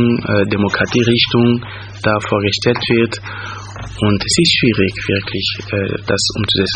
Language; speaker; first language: German; non-native, fluent; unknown